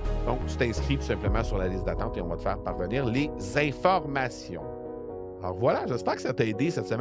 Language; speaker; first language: French; native; French